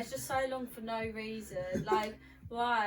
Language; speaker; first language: English; native; English